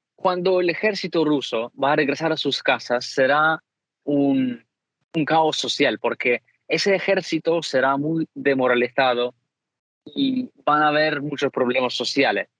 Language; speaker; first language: Spanish; non-native, fluent; Ukrainian